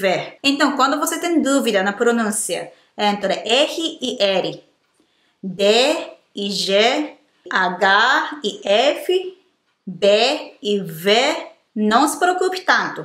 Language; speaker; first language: Portuguese; non-native, fluent; Japanese